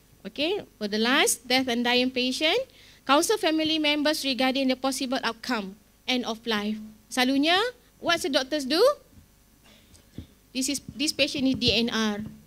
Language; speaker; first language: English; non-native, local second language; Malay